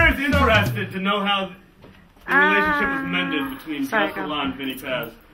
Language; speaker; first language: English; native; English